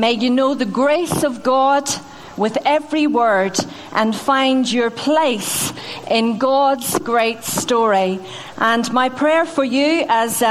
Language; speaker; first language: English; native; English